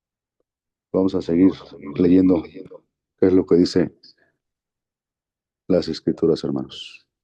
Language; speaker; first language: Spanish; native; Spanish